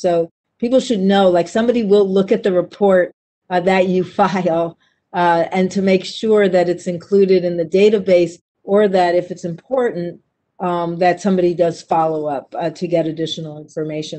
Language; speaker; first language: English; native; English